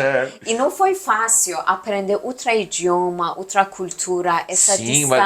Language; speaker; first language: Portuguese; non-native, learner; Persian